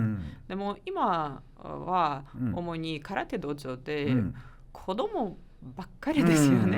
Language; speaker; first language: Japanese; non-native, learner; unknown